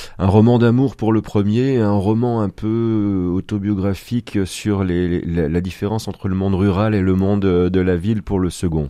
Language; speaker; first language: French; native; French